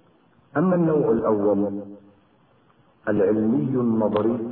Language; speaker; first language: Arabic; native; Arabic